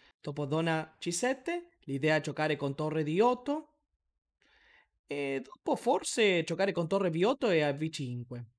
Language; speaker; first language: Italian; non-native, learner; Spanish